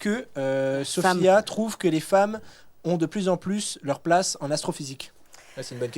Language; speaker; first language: French; native; French